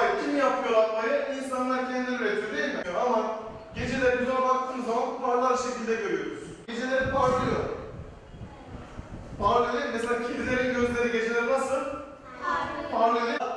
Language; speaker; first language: Turkish; native; Turkish